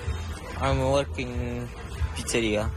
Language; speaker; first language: English; non-native, learner; Romanian